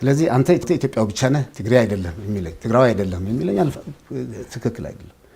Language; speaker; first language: Amharic; non-native, local second language; Tigrinya